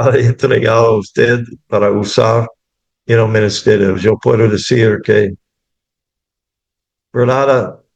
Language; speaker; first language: Spanish; non-native, fluent; English